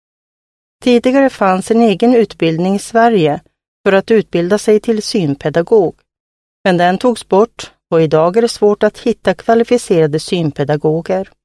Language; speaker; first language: Swedish; native; Swedish